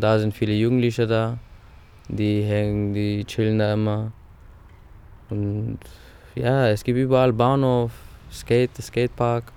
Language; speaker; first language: German; early bilingual, other home language; Persian